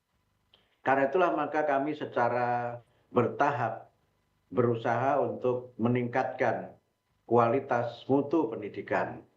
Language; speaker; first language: Indonesian; native; Indonesian